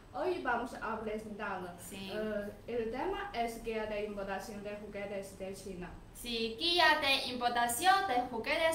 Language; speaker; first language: Spanish; non-native, learner; Chinese